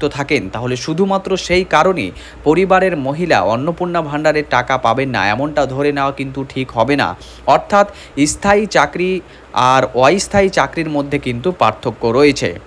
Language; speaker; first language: Bangla; native; Bangla